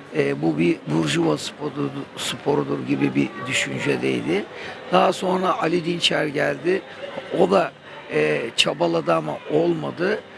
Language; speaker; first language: Turkish; native; Turkish